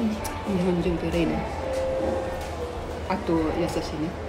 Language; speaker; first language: Japanese; non-native, learner; Filipino